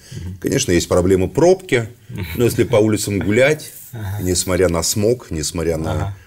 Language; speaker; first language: Russian; native; Russian